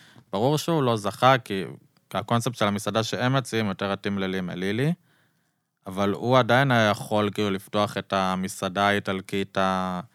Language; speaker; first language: Hebrew; native; Hebrew